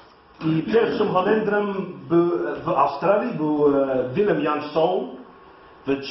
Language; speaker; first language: Polish; non-native, learner; English